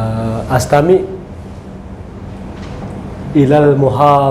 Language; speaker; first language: Arabic; non-native, learner; Indonesian